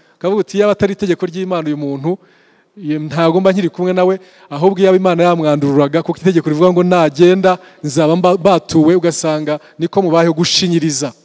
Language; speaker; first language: Kinyarwanda; early bilingual, heritage; Kinyarwanda